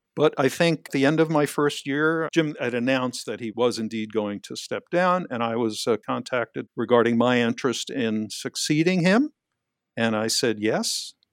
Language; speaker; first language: English; native; English